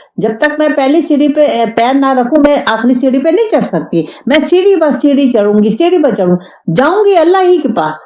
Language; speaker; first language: Urdu; non-native, local second language; Pashto